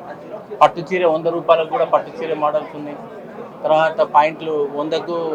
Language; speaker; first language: Telugu; native; Telugu